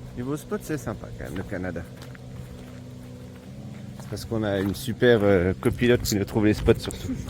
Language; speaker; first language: French; native; French